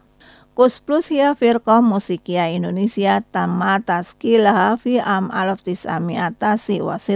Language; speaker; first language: Arabic; non-native, fluent; Indonesian